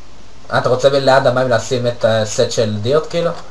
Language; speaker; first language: Hebrew; native; Hebrew